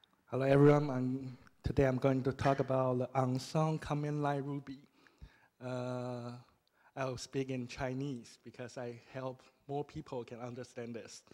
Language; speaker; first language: English; non-native, fluent; Chinese